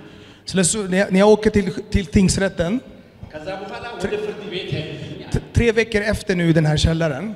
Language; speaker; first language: Swedish; early bilingual, other home language; Amharic